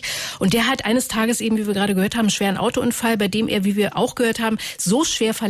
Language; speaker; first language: German; native; German